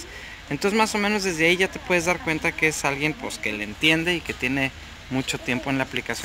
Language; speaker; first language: Spanish; native; Spanish